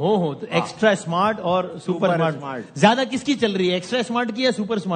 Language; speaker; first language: Urdu; native; Urdu